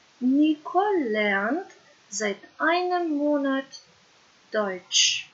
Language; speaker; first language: German; non-native, fluent; Macedonian